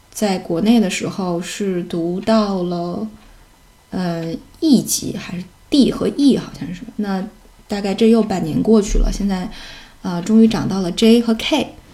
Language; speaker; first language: Chinese; native; Chinese